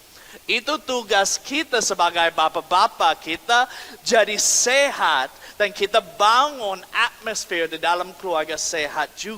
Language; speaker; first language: Indonesian; non-native, fluent; English